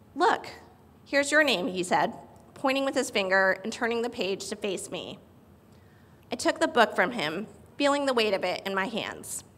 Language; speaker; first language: English; native; English